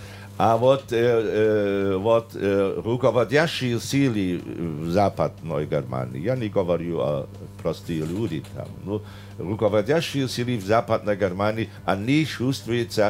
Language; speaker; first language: Russian; non-native, fluent; German